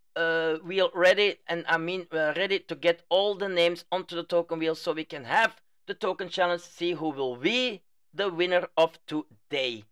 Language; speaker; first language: English; non-native, fluent; Dutch